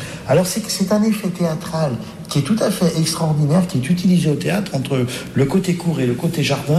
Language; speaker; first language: French; native; French